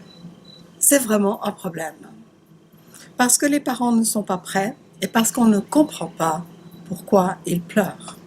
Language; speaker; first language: French; native; French